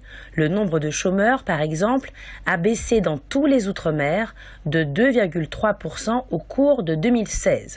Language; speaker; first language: French; native; French